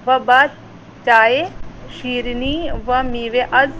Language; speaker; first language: Persian; non-native, learner; Urdu